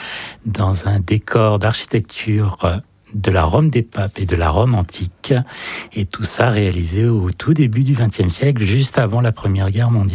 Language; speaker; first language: French; native; French